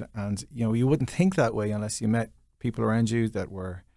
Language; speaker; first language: English; native; English